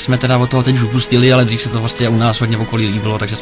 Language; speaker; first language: Czech; native; Czech